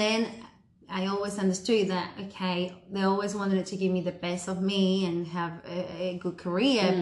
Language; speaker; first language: English; early bilingual, other home language; Spanish